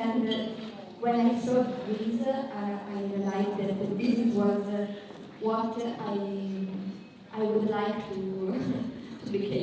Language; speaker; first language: English; non-native, learner; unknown